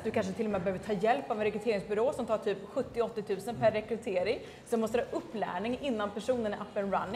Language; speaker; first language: Swedish; native; Swedish